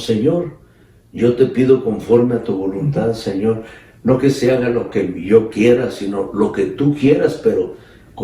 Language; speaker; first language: Spanish; native; Spanish